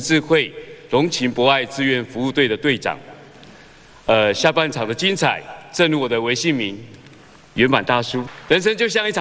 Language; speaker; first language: Chinese; native; Chinese